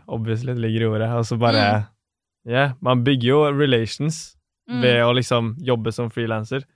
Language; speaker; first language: Norwegian; native; Norwegian